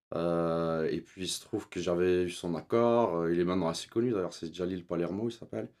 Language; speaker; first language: French; native; French